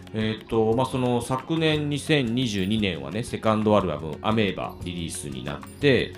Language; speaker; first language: Japanese; native; Japanese